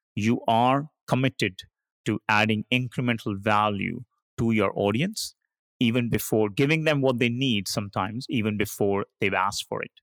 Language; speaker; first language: English; non-native, local second language; Hindi